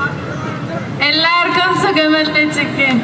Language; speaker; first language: Malayalam; non-native, learner; Hindi